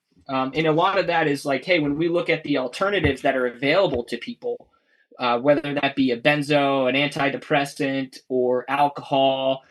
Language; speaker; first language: English; native; English